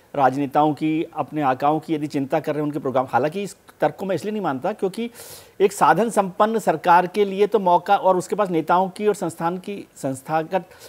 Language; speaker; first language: Hindi; native; Hindi